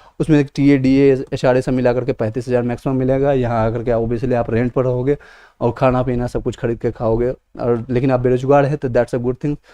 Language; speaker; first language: Hindi; native; Hindi